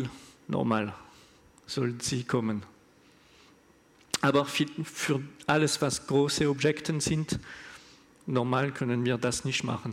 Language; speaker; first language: German; non-native, learner; French